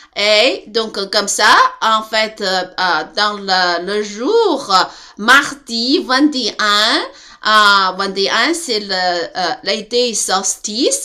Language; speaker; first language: French; non-native, learner; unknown